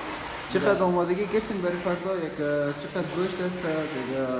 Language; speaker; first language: Persian; native; Persian